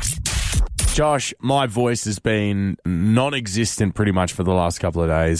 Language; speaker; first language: English; native; English